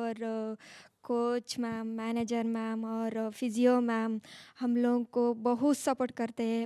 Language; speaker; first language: Hindi; non-native, local second language; Kannada